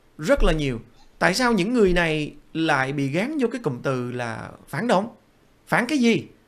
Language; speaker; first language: Vietnamese; early bilingual, other home language; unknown